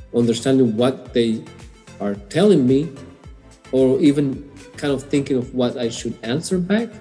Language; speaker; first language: English; non-native, fluent; Spanish